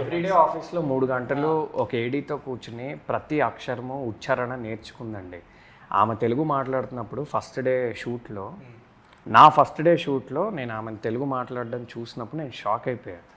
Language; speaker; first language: Telugu; native; Telugu